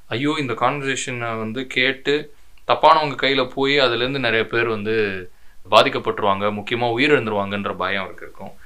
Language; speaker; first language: Tamil; native; Tamil